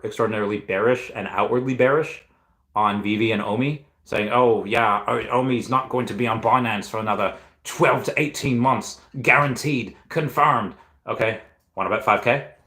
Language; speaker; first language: English; native; English